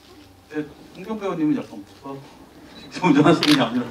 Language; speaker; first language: Korean; native; Korean